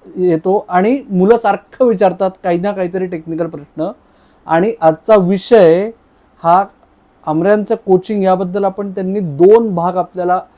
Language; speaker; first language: Marathi; native; Marathi